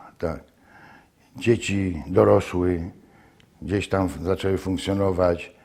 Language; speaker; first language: Polish; native; Polish